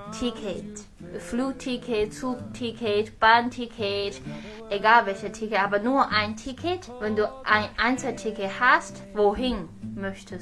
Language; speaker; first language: German; non-native, learner; Chinese